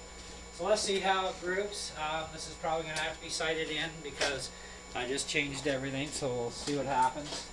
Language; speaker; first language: English; native; English